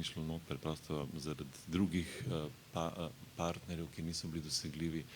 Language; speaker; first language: Slovenian; native; Slovenian